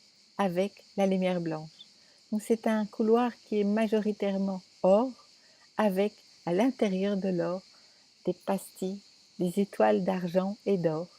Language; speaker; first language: French; native; French